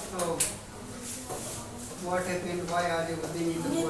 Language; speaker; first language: English; non-native, local second language; Hindi